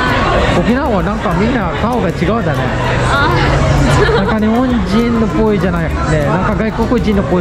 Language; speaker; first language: Japanese; non-native, fluent; Filipino